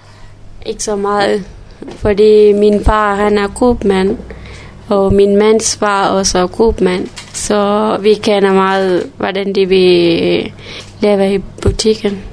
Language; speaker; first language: Danish; non-native, learner; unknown